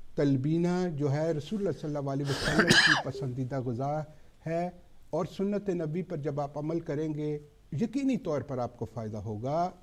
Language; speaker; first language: Urdu; native; Urdu